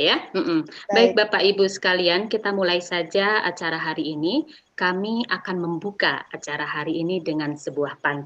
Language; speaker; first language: Indonesian; native; Indonesian